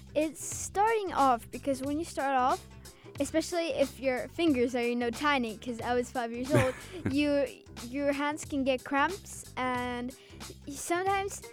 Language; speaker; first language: English; early bilingual, other home language; Azerbaijani